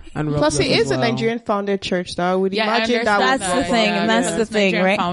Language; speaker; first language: English; non-native, local second language; Kinyarwanda